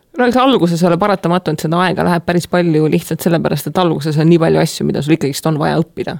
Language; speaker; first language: Estonian; native; Estonian